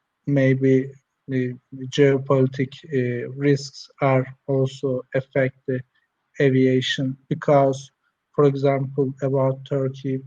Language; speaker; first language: English; non-native, learner; Turkish